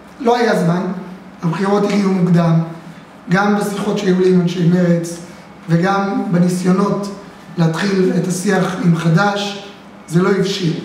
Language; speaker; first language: Hebrew; native; Hebrew